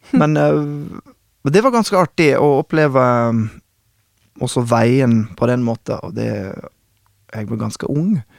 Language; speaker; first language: Norwegian; non-native, fluent; English